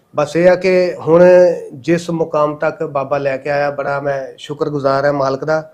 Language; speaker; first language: Punjabi; native; Punjabi